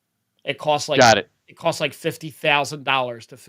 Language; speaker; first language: English; native; English